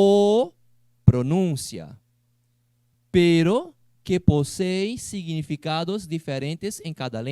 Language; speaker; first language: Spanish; non-native, fluent; Portuguese